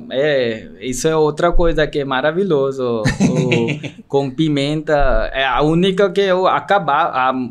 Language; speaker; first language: Portuguese; non-native, learner; Marathi